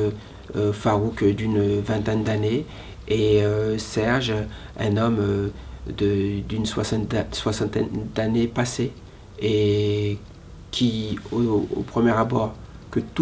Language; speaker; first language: French; native; French